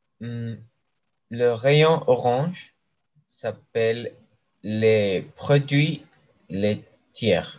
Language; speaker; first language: French; non-native, learner; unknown